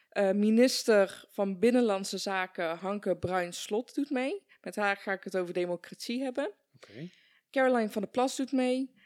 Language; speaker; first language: Dutch; early bilingual, other home language; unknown